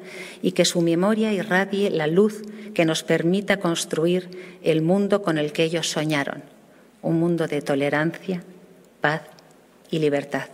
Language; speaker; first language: Spanish; native; Spanish